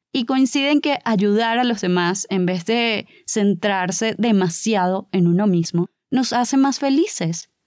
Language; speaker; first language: Spanish; native; Spanish